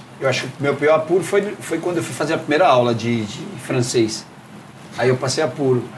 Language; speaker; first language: Portuguese; native; Portuguese